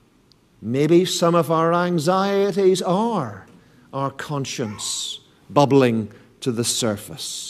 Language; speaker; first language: English; native; English